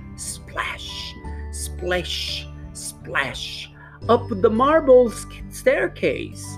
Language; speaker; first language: English; non-native, fluent; Portuguese